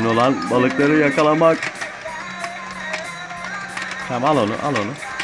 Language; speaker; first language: Turkish; native; Turkish